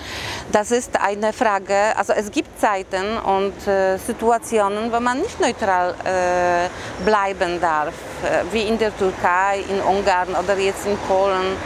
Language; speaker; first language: German; non-native, fluent; Polish